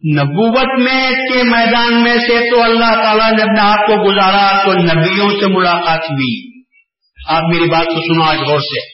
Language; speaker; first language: Urdu; native; Urdu